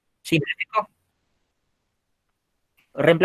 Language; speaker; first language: Spanish; native; Spanish